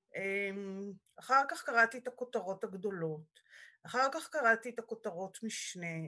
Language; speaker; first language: Hebrew; native; Hebrew